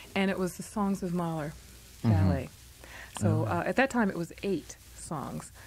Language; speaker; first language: English; native; English